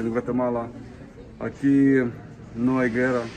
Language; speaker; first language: Spanish; non-native, learner; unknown